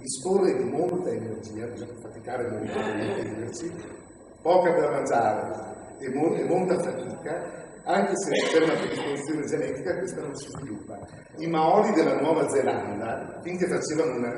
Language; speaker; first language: Italian; native; Italian